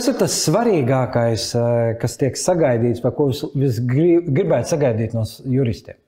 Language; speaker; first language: Latvian; native; Latvian